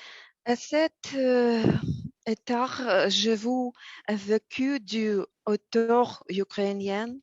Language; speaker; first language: French; non-native, learner; Russian